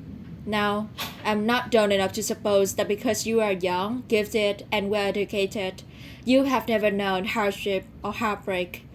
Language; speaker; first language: English; non-native, learner; Vietnamese